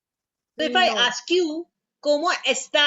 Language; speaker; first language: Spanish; non-native, fluent; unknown